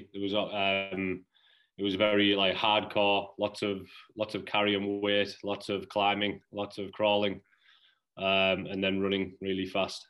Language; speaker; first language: English; native; English